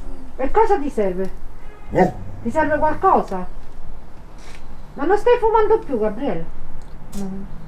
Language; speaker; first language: Italian; native; Italian